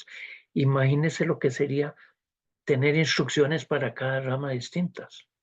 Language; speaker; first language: Spanish; native; Spanish